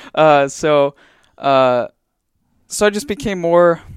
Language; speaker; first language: English; native; English